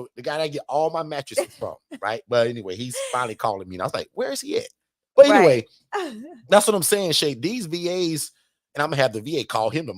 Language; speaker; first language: English; native; English